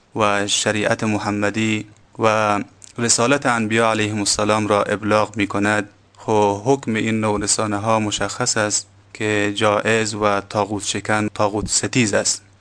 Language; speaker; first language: Persian; native; Persian